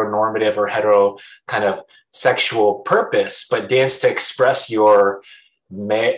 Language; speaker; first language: English; native; English